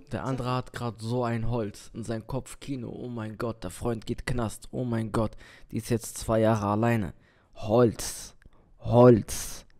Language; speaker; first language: German; early bilingual, other home language; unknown